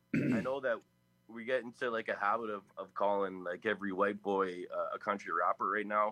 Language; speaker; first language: English; native; English